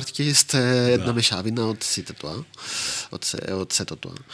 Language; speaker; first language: Macedonian; non-native, fluent; Greek